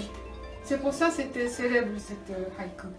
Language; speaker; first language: French; non-native, learner; Japanese